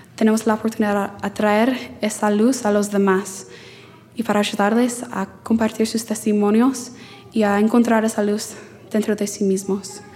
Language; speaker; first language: Spanish; non-native, learner; English